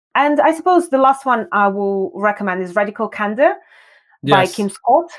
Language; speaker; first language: English; non-native, fluent; Russian